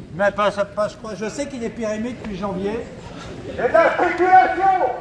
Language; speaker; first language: French; native; French